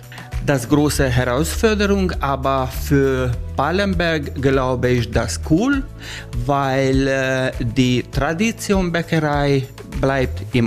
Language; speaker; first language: German; non-native, learner; Hungarian